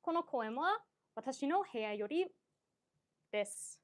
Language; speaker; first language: Japanese; non-native, fluent; English